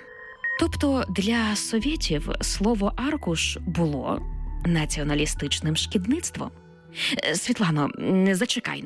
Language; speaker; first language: Ukrainian; native; Ukrainian